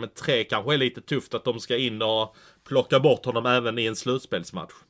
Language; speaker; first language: Swedish; native; Swedish